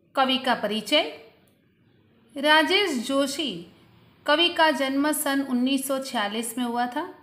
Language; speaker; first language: Hindi; non-native, local second language; Gujarati